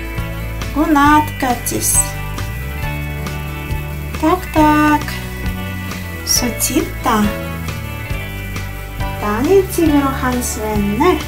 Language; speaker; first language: Swedish; non-native, fluent; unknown